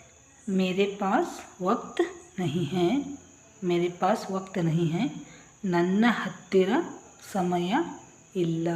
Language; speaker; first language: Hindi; non-native, local second language; Kannada